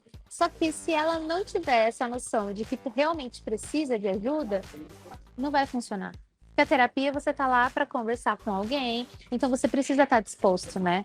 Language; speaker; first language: Portuguese; native; Portuguese